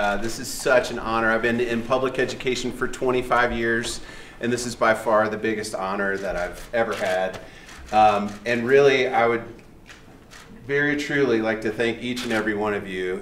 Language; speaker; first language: English; native; English